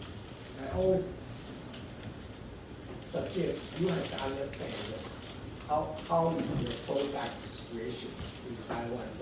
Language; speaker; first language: English; non-native, learner; Chinese